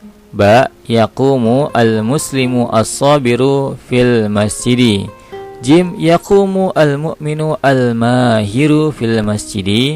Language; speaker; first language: Arabic; non-native, fluent; Indonesian